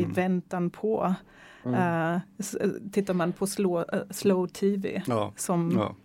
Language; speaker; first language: Swedish; non-native, fluent; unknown